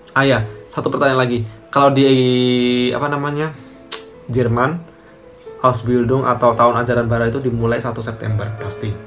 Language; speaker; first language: Indonesian; native; Indonesian